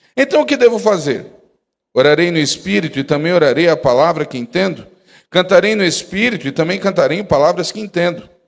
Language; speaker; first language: Portuguese; native; Portuguese